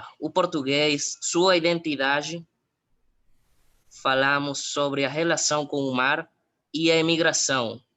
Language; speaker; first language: Portuguese; non-native, fluent; Spanish